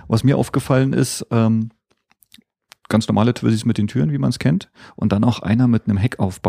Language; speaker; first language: German; native; German